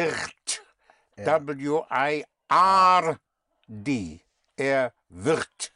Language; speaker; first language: German; non-native, fluent; English